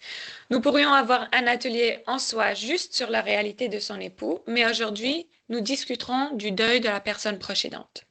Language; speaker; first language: French; native; French